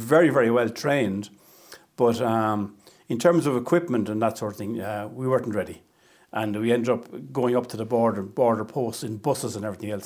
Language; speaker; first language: English; native; English